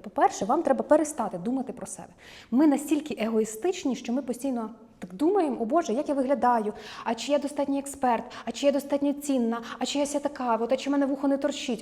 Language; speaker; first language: Ukrainian; native; Ukrainian